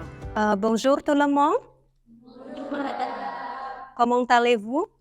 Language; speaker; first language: French; non-native, fluent; Indonesian